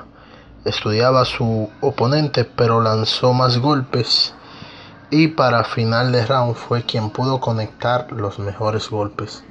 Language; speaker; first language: Spanish; native; Spanish